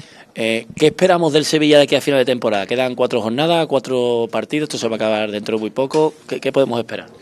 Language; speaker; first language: Spanish; native; Spanish